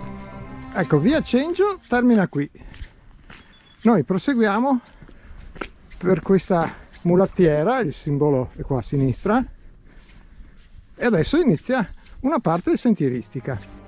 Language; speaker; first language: Italian; native; Italian